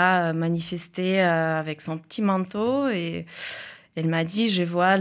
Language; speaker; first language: French; non-native, fluent; Russian